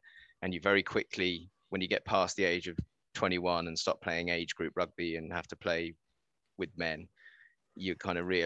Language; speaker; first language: English; native; English